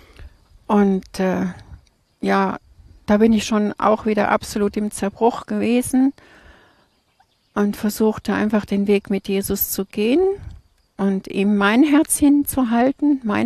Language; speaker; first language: German; native; German